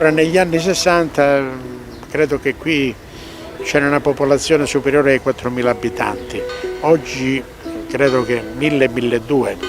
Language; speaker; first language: Italian; native; Italian